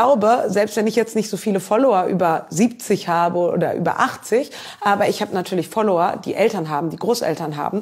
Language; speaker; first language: German; native; German